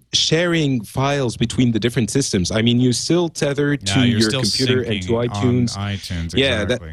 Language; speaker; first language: English; non-native, fluent; French